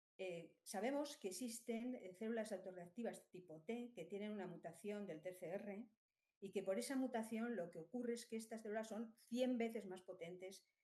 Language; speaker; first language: Spanish; native; Spanish